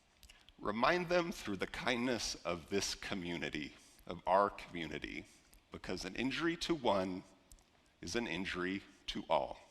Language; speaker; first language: English; native; English